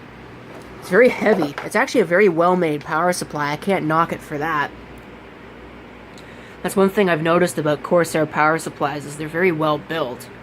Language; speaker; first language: English; native; English